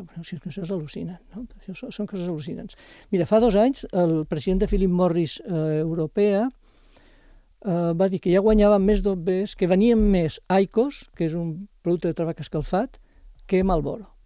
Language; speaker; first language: Catalan; native; Catalan